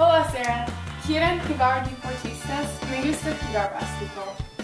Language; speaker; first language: Spanish; non-native, learner; English